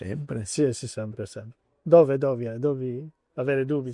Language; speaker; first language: Italian; non-native, learner; French